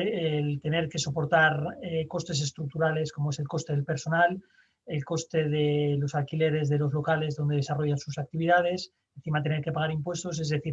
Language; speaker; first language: Spanish; native; Spanish